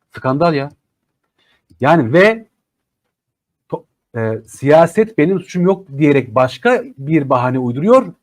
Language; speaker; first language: Turkish; native; Turkish